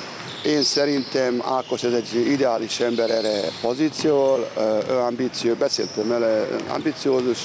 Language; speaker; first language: Hungarian; non-native, learner; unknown